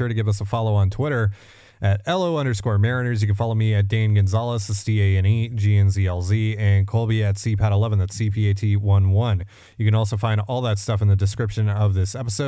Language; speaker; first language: English; native; English